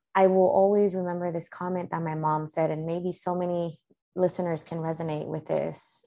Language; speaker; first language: English; early bilingual, other home language; Spanish